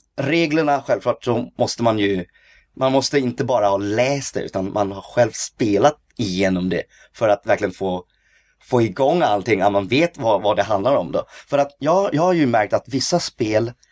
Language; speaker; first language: Swedish; early bilingual, other home language; Cantonese